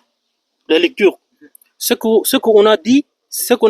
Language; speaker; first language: French; non-native, fluent; Arabic